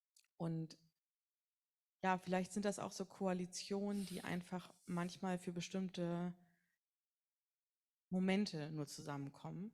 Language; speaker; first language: German; native; German